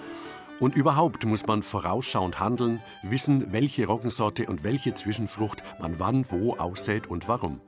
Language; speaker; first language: German; native; German